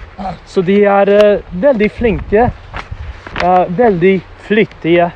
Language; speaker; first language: Norwegian; non-native, fluent; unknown